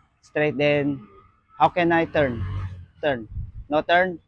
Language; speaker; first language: English; non-native, learner; Korean